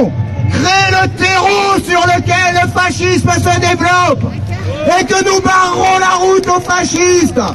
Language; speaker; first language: French; native; French